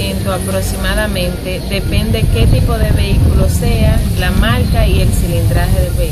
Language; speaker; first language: Spanish; native; Spanish